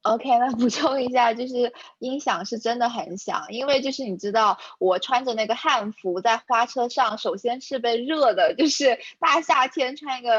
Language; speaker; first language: Chinese; native; Chinese